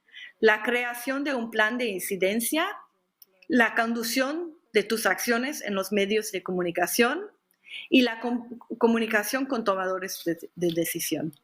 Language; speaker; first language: Spanish; non-native, fluent; English